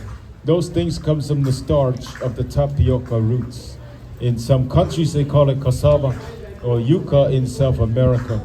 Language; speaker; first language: English; non-native, local second language; Samoan